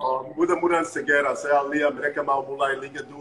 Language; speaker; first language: Indonesian; non-native, fluent; English